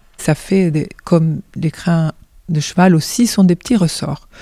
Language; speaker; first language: French; non-native, fluent; Swedish